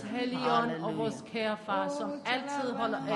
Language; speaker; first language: Danish; non-native, fluent; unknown